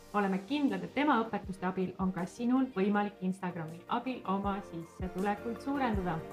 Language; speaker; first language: Estonian; native; Estonian